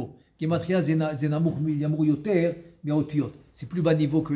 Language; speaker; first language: Hebrew; non-native, fluent; French